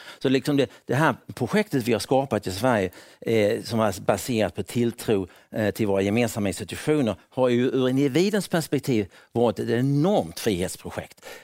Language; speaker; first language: Swedish; native; Swedish